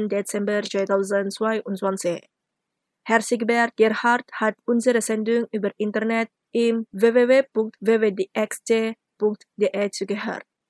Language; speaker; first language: German; non-native, fluent; Indonesian